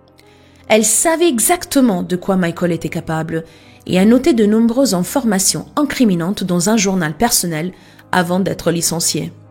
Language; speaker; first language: French; native; French